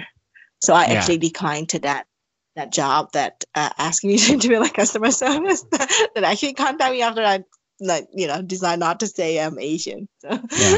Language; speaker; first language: English; non-native, fluent; Thai